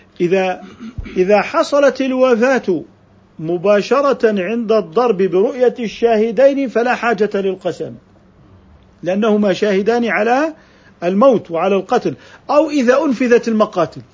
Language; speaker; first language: Arabic; native; Arabic